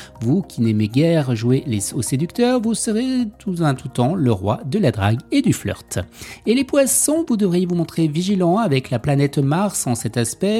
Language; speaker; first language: French; native; French